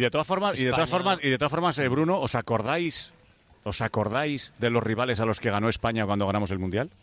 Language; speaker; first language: Spanish; native; Spanish